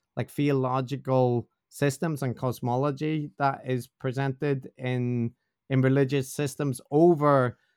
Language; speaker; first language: English; native; English